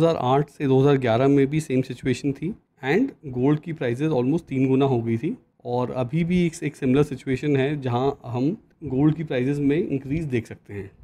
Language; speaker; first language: Hindi; native; Hindi